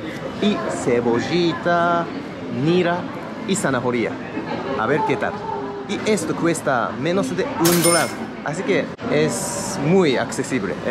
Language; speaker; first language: Spanish; non-native, fluent; Japanese